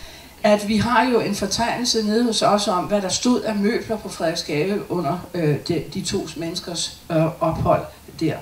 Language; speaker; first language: Danish; native; Danish